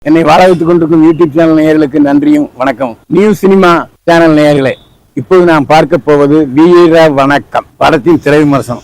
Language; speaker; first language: Tamil; native; Tamil